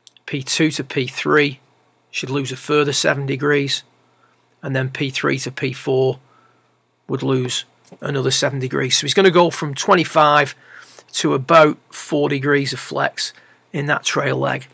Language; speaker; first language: English; native; English